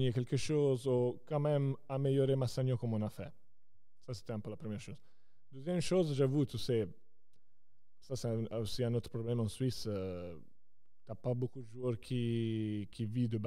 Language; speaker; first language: French; non-native, local second language; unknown